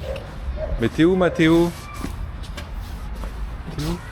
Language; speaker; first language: French; native; French